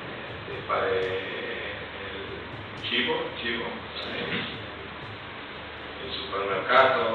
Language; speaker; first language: Italian; non-native, learner; Spanish